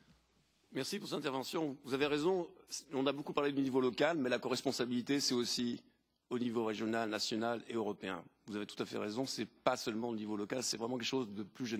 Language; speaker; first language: French; native; French